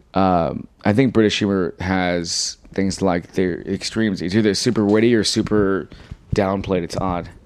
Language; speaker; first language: English; native; English